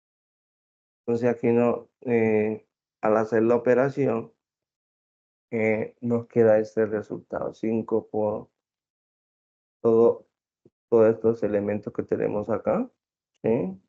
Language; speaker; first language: Spanish; native; Spanish